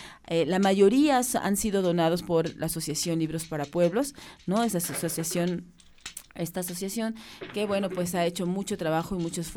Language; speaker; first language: Spanish; native; Spanish